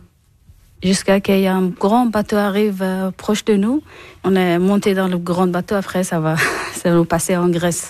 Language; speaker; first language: French; non-native, learner; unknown